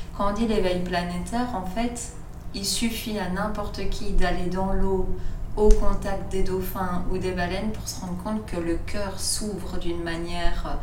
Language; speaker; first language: French; native; French